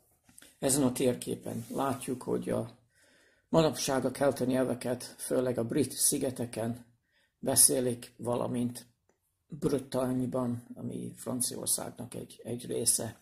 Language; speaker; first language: Hungarian; non-native, fluent; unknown